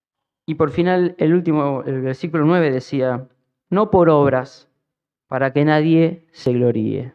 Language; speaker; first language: Spanish; native; Spanish